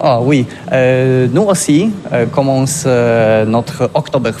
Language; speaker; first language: French; non-native, learner; Polish